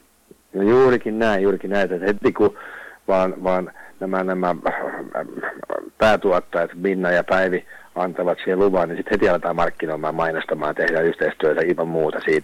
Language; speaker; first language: Finnish; native; Finnish